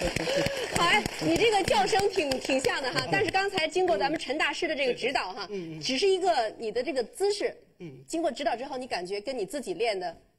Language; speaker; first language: Chinese; native; Chinese